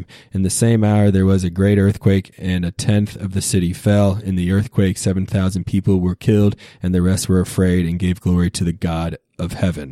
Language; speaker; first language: English; native; English